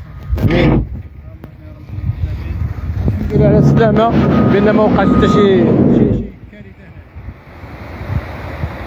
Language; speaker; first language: Arabic; native; Arabic